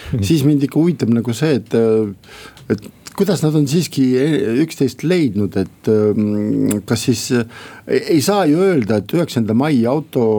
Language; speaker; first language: Estonian; non-native, local second language; Russian